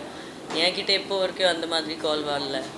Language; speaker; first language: Tamil; non-native, fluent; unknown